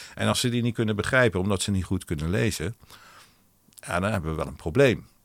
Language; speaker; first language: Dutch; non-native, local second language; Hebrew